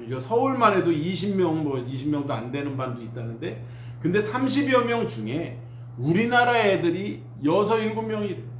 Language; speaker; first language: Korean; native; Korean